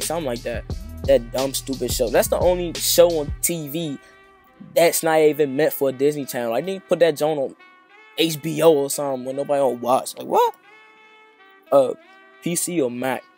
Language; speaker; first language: English; native; English